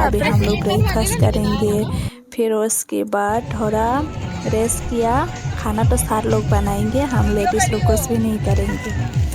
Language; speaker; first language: Hindi; non-native, local second language; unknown